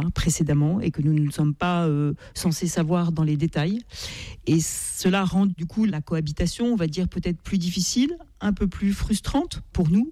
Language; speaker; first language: French; native; French